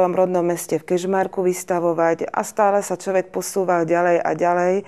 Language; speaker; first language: Slovak; native; Slovak